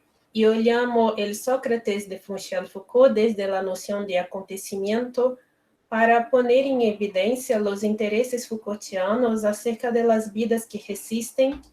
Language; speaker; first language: Spanish; non-native, learner; Portuguese